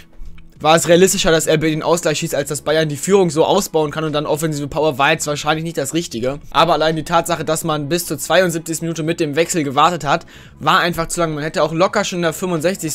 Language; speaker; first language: German; native; German